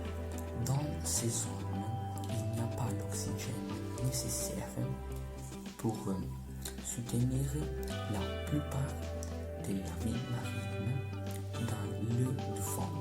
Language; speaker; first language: French; non-native, learner; Italian